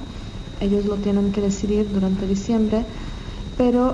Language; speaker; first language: Spanish; non-native, fluent; Czech